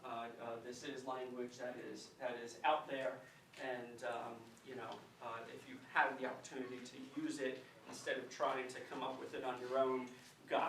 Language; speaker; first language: English; native; English